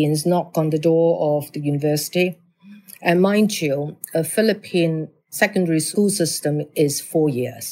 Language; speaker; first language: English; non-native, local second language; Cantonese